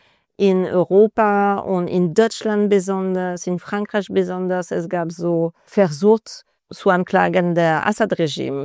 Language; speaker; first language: German; non-native, fluent; French